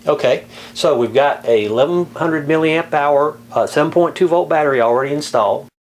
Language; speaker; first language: English; native; English